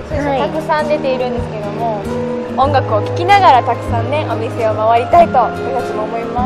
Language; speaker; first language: Japanese; native; Japanese